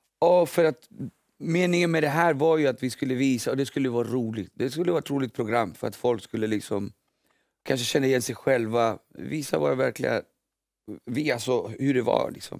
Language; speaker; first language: Swedish; early bilingual, other home language; Spanish